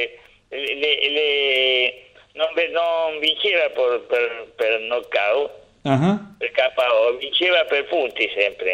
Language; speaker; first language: Italian; non-native, fluent; Spanish